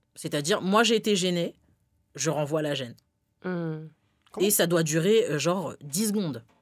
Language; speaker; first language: French; early bilingual, other home language; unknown